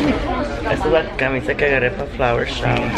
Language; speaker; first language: Spanish; native; Spanish